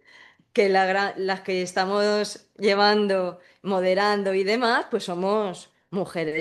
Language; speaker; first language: Spanish; native; Spanish